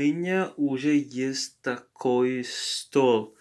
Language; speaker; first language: Russian; non-native, learner; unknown